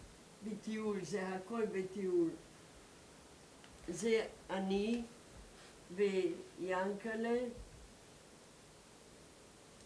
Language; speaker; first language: Hebrew; non-native, learner; German